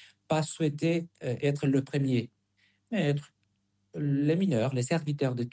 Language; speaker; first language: French; non-native, fluent; Spanish